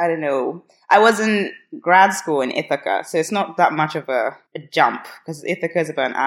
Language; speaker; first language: English; non-native, local second language; Akan